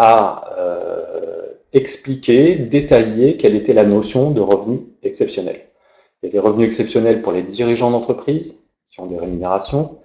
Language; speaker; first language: French; native; French